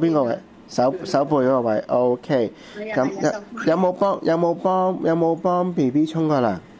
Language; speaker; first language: Cantonese; native; Cantonese